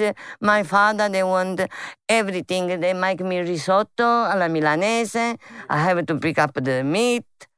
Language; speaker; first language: English; non-native, learner; Italian